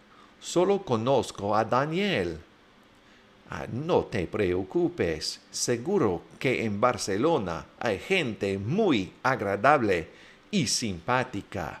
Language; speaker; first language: Spanish; non-native, fluent; English